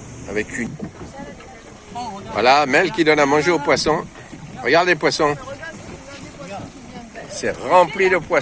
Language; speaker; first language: French; native; French